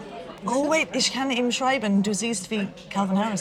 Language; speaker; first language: German; non-native, learner; English